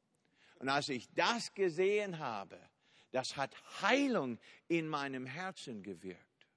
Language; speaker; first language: German; non-native, fluent; English